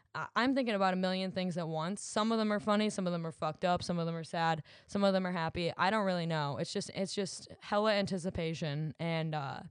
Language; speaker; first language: English; native; English